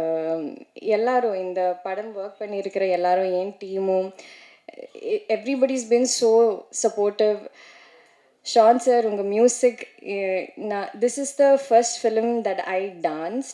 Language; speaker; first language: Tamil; non-native, learner; Malayalam